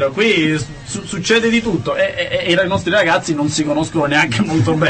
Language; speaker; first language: Italian; native; Italian